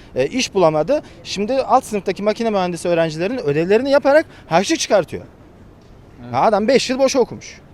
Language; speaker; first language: Turkish; native; Turkish